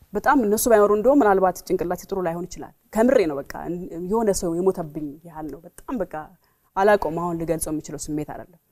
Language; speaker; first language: Amharic; native; Amharic